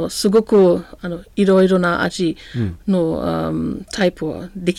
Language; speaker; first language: Japanese; non-native, learner; German